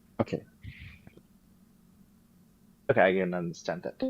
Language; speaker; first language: English; non-native, learner; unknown